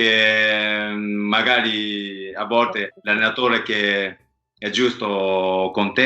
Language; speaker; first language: Italian; non-native, learner; Japanese